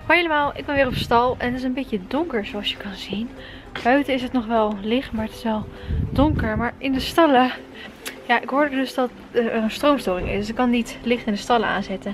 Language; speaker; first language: Dutch; native; Dutch